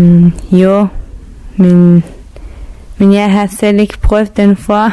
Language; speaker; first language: Danish; non-native, learner; Persian